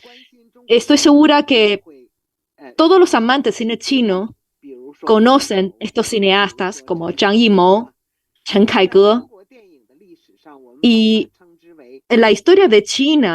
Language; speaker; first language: Spanish; non-native, fluent; Chinese